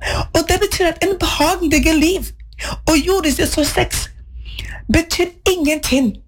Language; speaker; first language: Norwegian; non-native, fluent; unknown